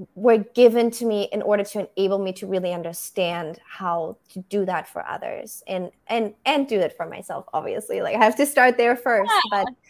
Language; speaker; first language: English; non-native, fluent; German